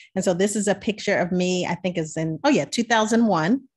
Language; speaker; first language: English; native; English